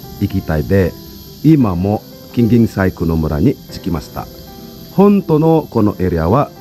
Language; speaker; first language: Japanese; non-native, fluent; Balinese